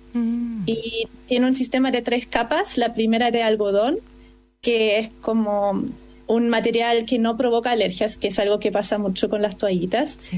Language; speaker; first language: Spanish; non-native, fluent; German